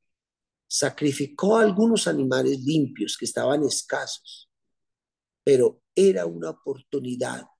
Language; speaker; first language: Spanish; native; Spanish